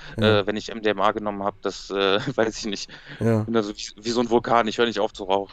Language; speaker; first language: German; native; German